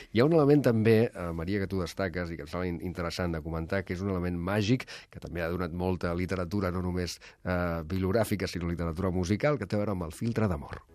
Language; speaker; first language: Catalan; native; Catalan